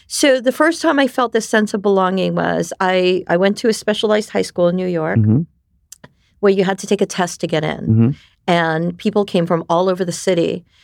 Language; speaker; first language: English; early bilingual, other home language; Japanese